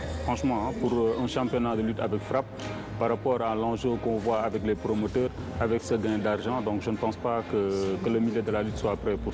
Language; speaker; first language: French; non-native, local second language; Wolof